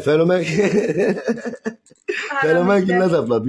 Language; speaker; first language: Turkish; native; Turkish